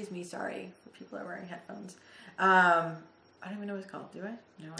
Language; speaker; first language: English; native; English